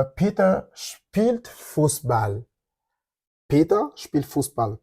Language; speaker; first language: German; non-native, fluent; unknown